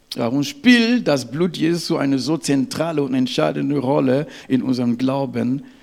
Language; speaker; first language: German; non-native, fluent; French